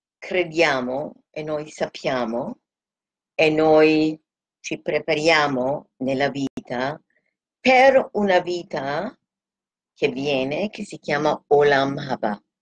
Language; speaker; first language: Italian; non-native, fluent; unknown